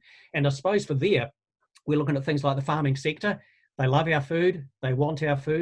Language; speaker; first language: English; native; English